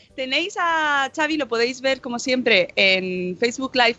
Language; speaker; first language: Spanish; native; Spanish